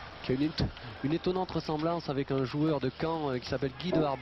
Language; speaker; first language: French; native; French